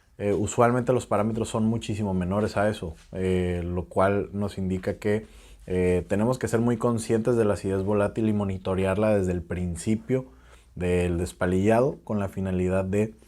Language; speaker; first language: Spanish; native; Spanish